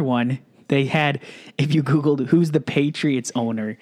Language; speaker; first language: English; native; English